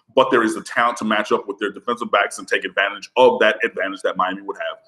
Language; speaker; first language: English; native; English